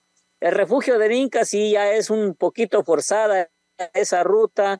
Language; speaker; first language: Spanish; native; Spanish